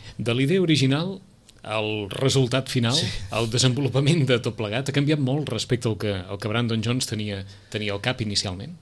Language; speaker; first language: Catalan; native; Catalan